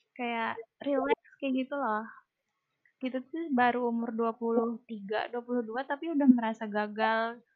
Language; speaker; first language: Indonesian; non-native, local second language; Banjar